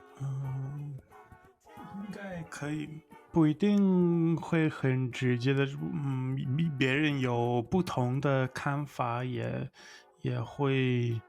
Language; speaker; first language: Chinese; non-native, fluent; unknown